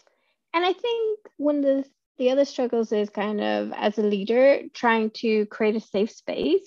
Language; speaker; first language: English; native; English